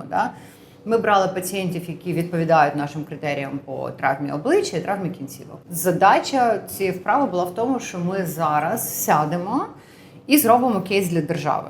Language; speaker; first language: Ukrainian; native; Ukrainian